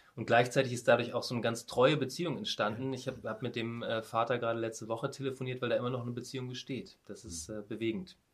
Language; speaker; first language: German; native; German